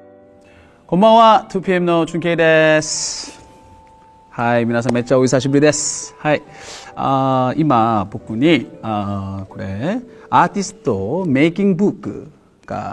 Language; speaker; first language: Japanese; non-native, fluent; Korean